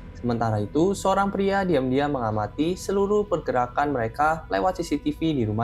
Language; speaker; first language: Indonesian; native; Indonesian